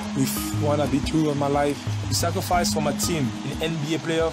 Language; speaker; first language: English; non-native, fluent; Lingala